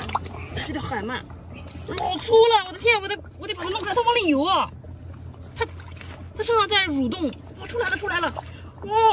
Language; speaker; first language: Chinese; native; Chinese